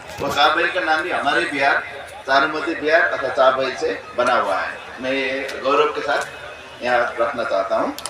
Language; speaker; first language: Hindi; non-native, fluent; Newari